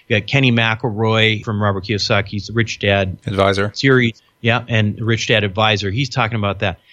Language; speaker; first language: English; native; English